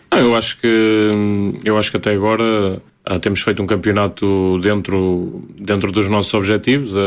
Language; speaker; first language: Portuguese; native; Portuguese